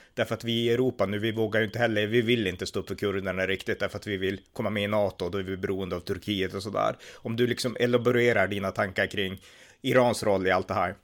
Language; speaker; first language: Swedish; native; Swedish